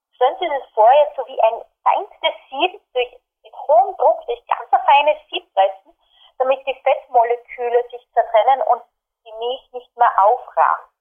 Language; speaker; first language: German; native; German